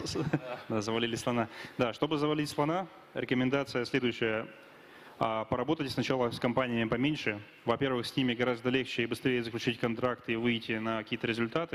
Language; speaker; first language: Russian; native; Russian